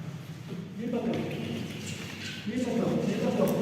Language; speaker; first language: French; native; French